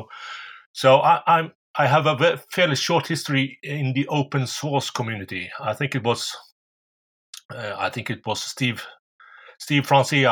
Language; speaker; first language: English; non-native, fluent; Norwegian